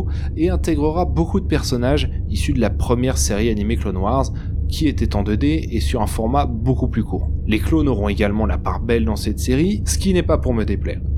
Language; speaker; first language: French; native; French